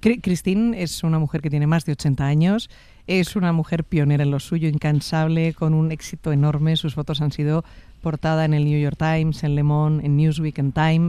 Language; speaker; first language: Spanish; native; Spanish